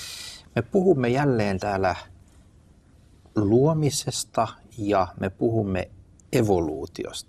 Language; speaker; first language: Finnish; native; Finnish